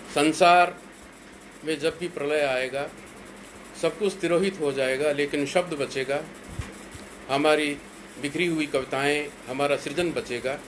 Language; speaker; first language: Hindi; native; Hindi